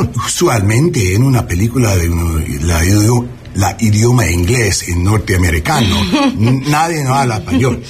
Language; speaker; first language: Spanish; non-native, learner; English